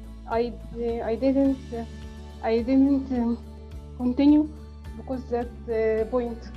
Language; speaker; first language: English; non-native, learner; Arabic